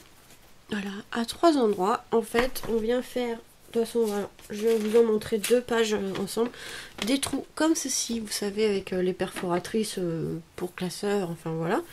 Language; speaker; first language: French; native; French